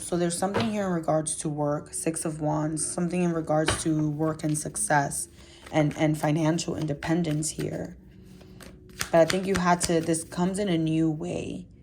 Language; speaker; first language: English; native; English